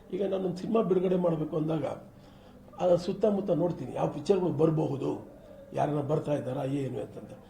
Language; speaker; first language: Kannada; native; Kannada